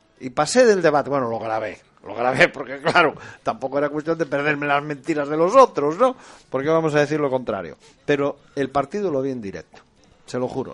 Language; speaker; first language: Spanish; native; Spanish